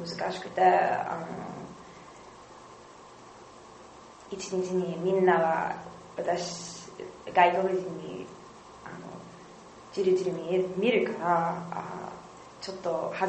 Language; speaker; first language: Japanese; non-native, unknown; English